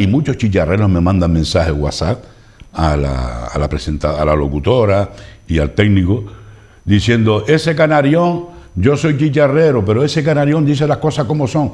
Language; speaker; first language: Spanish; native; Spanish